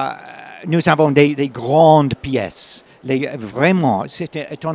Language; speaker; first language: French; non-native, learner; English